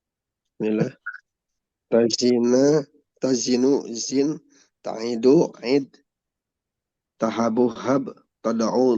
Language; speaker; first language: Arabic; non-native, learner; Indonesian